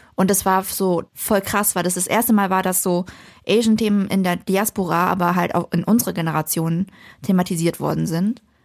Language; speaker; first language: German; early bilingual, other home language; Vietnamese